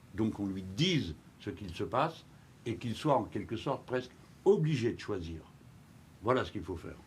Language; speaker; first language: French; native; French